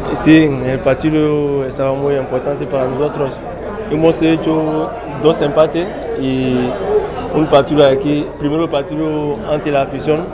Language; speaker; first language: Spanish; non-native, learner; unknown